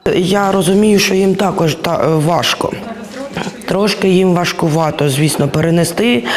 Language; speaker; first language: Ukrainian; native; Ukrainian